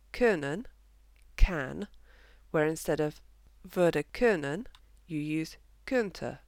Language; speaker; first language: German; non-native, fluent; English